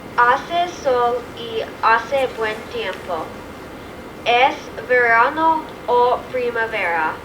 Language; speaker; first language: Spanish; non-native, learner; English